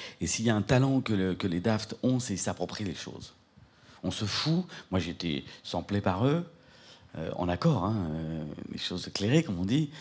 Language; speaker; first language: French; native; French